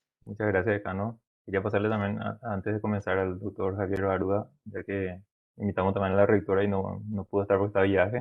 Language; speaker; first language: Spanish; native; Spanish